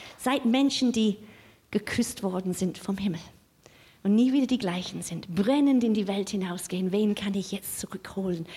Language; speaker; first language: German; non-native, fluent; English